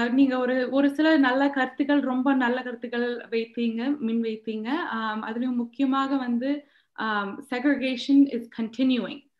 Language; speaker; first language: Tamil; early bilingual, heritage; Tamil